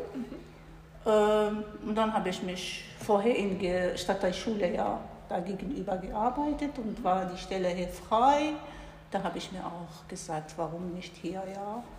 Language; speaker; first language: German; non-native, learner; Arabic